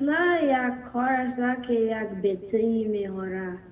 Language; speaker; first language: Persian; early bilingual, heritage; Persian